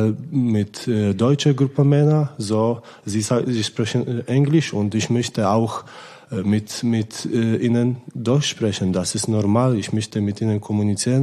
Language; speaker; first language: German; non-native, learner; Polish